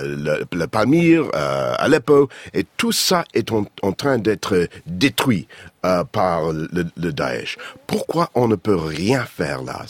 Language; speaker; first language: French; non-native, fluent; English